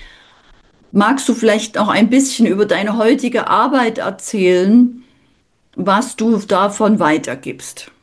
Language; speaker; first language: German; native; German